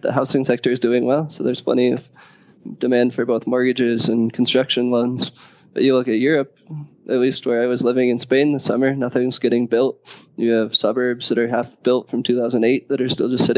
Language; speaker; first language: English; native; English